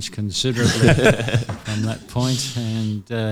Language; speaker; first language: English; native; English